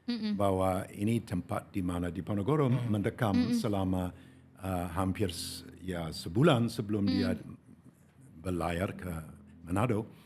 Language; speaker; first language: Indonesian; non-native, fluent; English